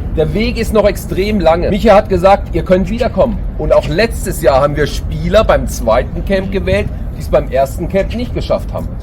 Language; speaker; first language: German; native; German